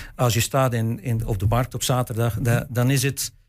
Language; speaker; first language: Dutch; native; Dutch